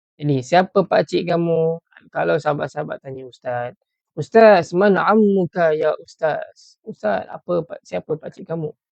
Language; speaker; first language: Malay; native; Malay